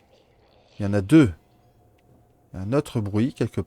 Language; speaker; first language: French; native; French